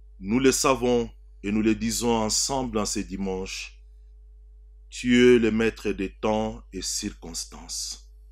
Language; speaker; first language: French; non-native, local second language; Swahili